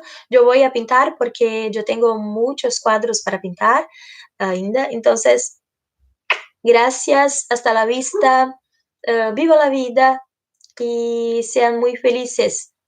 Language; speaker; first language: Spanish; non-native, fluent; Portuguese